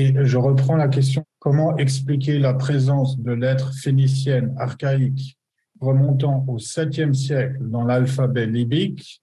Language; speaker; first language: French; native; French